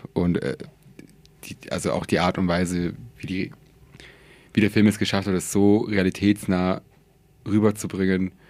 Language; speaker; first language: German; early bilingual, other home language; Persian